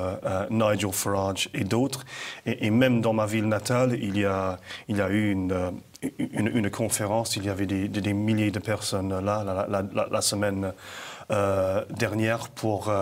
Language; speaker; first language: French; non-native, fluent; English